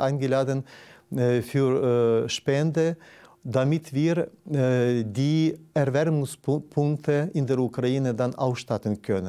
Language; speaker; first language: German; non-native, fluent; Ukrainian